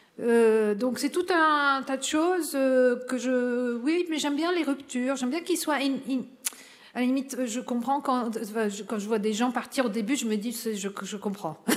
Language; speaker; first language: French; non-native, local second language; Arabic